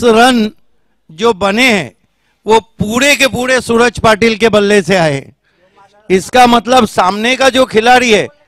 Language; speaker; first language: Hindi; non-native, local second language; Marathi